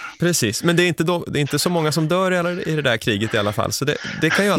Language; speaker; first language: Swedish; native; Swedish